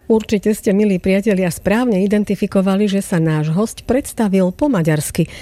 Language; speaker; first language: Slovak; native; Slovak